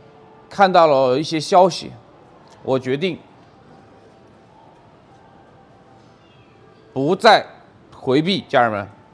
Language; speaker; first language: Chinese; native; Chinese